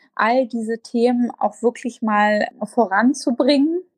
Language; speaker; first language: German; native; German